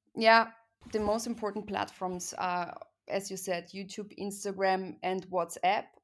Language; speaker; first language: English; non-native, fluent; German